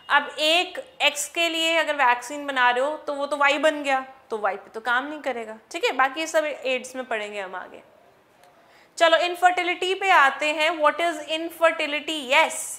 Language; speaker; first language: Hindi; non-native, local second language; Punjabi